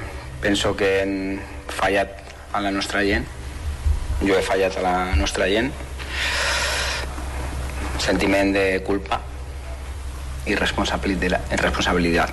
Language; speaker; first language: Catalan; non-native, fluent; Spanish